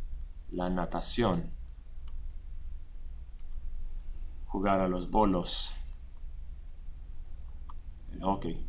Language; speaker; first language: Spanish; non-native, fluent; English